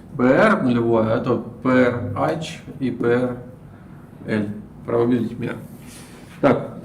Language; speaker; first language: Russian; native; Russian